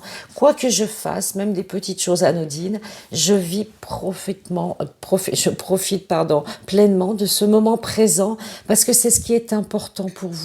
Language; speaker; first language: French; native; French